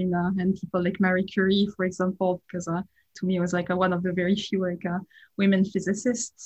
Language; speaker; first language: English; non-native, fluent; French